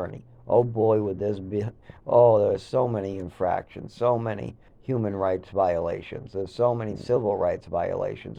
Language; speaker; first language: English; native; English